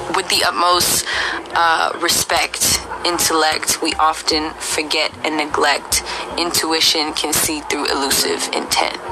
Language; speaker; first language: English; native; English